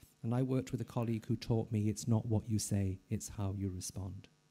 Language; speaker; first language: English; native; English